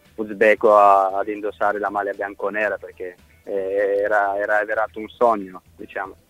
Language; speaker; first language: Italian; non-native, fluent; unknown